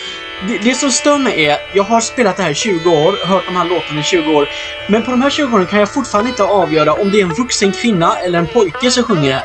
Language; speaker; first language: Swedish; native; Swedish